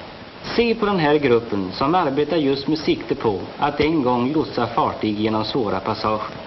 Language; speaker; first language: Swedish; native; Swedish